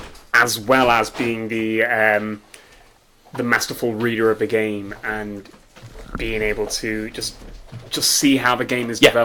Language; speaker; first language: English; native; English